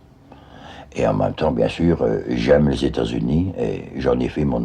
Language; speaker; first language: French; native; French